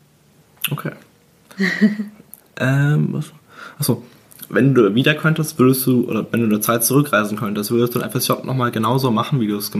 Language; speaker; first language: German; native; German